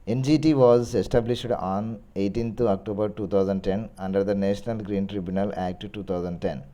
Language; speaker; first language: English; non-native, local second language; Telugu